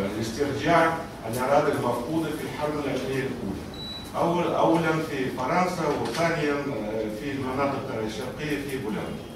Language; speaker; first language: Arabic; non-native, fluent; Russian